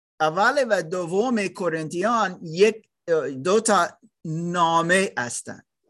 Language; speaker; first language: Persian; non-native, learner; German